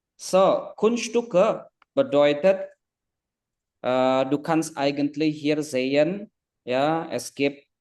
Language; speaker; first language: German; non-native, fluent; Indonesian